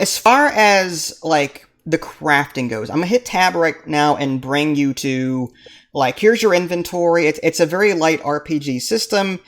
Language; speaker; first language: English; native; English